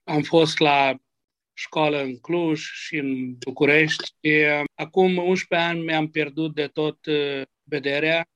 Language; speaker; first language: Romanian; non-native, local second language; Hungarian